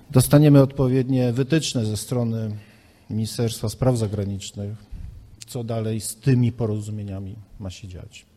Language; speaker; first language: Polish; native; Polish